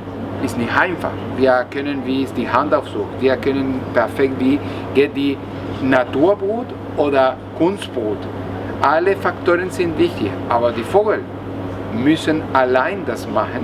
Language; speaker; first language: German; non-native, learner; Spanish